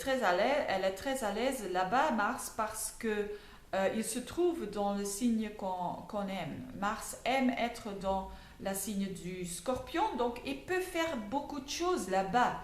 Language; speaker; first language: French; non-native, fluent; Dutch